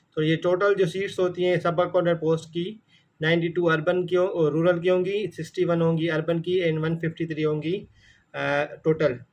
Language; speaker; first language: Urdu; non-native, local second language; Sindhi